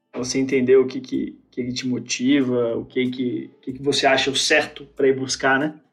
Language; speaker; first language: Portuguese; native; Portuguese